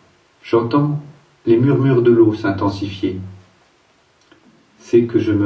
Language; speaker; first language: French; native; French